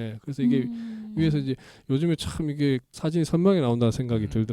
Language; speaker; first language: Korean; native; Korean